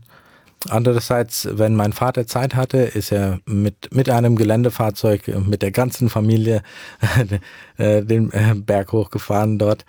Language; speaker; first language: German; early bilingual, heritage; German